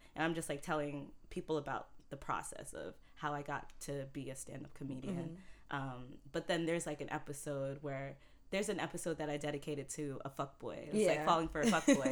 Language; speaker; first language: English; early bilingual, other home language; Haitian Creole